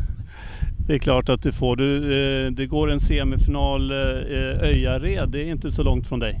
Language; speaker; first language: Swedish; native; Swedish